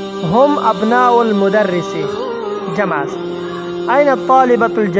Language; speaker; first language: Arabic; non-native, fluent; Persian